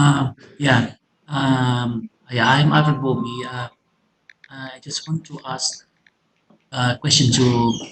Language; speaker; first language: English; non-native, fluent; Indonesian